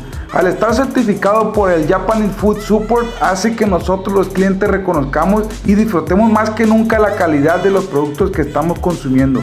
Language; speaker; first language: Spanish; native; Spanish